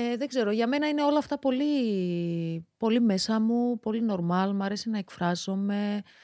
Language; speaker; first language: Greek; early bilingual, other home language; Georgian